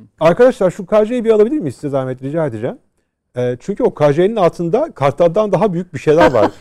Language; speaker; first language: Turkish; native; Turkish